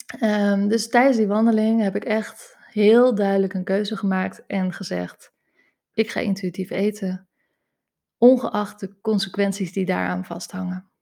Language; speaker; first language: Dutch; native; Dutch